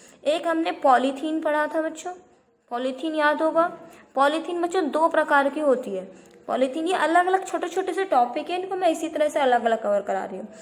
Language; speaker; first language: Hindi; native; Hindi